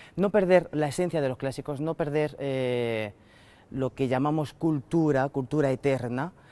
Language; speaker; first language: Spanish; native; Spanish